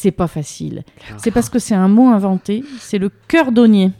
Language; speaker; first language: French; native; French